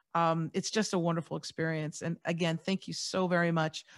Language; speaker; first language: English; native; English